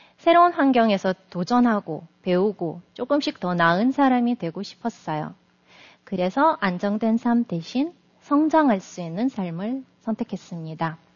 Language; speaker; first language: Korean; non-native, fluent; Russian